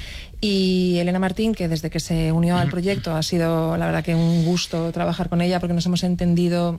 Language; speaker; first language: Spanish; native; Spanish